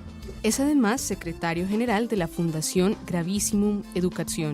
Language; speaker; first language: Spanish; native; Spanish